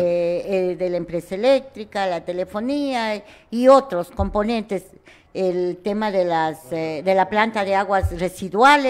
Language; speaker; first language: Spanish; native; Spanish